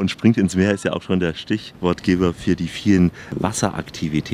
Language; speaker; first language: German; native; German